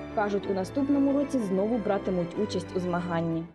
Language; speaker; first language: Ukrainian; native; Ukrainian